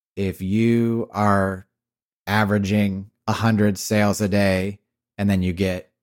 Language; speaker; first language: English; native; English